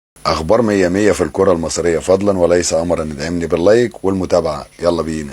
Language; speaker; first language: Arabic; native; Arabic